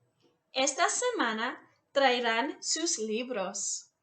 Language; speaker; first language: Spanish; non-native, fluent; English